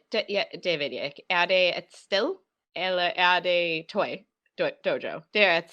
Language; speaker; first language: Danish; non-native, learner; English